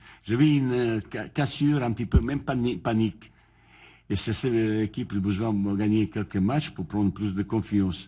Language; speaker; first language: French; non-native, learner; Bosnian